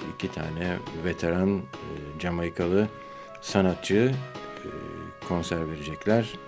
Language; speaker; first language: Turkish; native; Turkish